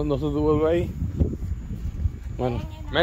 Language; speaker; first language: Spanish; early bilingual, heritage; Spanish